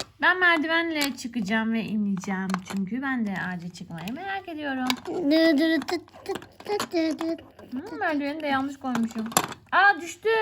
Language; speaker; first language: Turkish; native; Turkish